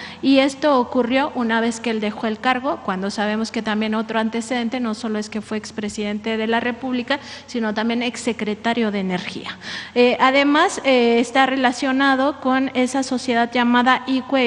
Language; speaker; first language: Spanish; native; Spanish